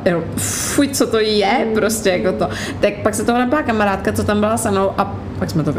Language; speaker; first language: Czech; native; Czech